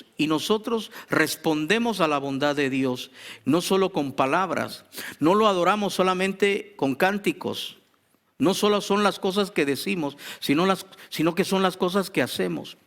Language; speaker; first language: Spanish; native; Spanish